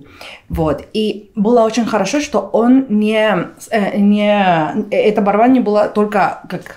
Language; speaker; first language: Russian; non-native, fluent; Spanish